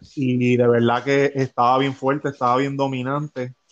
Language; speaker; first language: Spanish; native; Spanish